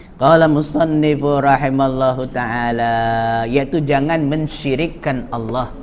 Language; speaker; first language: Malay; native; Malay